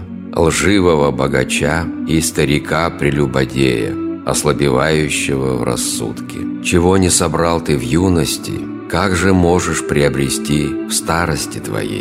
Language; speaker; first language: Russian; native; Russian